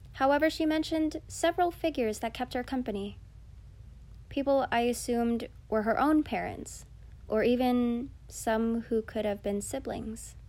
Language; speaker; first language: English; early bilingual, other home language; Filipino